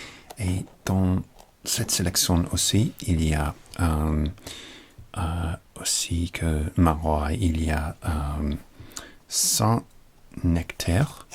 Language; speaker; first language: French; non-native, learner; English